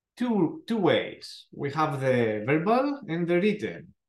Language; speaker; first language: English; non-native, fluent; Greek